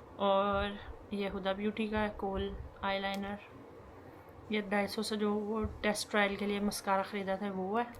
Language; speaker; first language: Urdu; native; Urdu